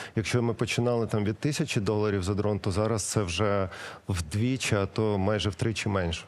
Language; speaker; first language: Ukrainian; non-native, local second language; Russian